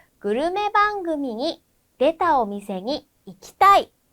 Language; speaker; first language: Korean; non-native, fluent; Japanese